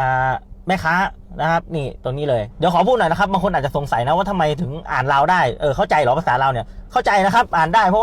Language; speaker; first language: Thai; native; Thai